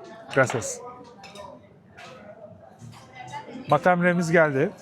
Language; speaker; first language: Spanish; non-native, learner; Turkish